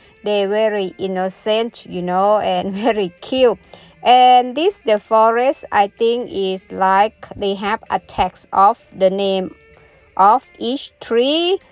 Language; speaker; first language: English; non-native, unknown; Thai